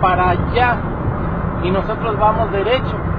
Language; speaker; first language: Spanish; native; Spanish